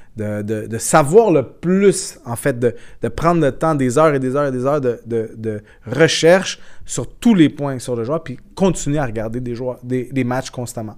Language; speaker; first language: French; early bilingual, other home language; Portuguese